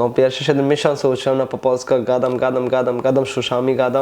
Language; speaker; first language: Polish; non-native, learner; Bangla